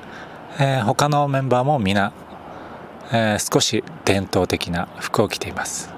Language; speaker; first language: Japanese; native; Japanese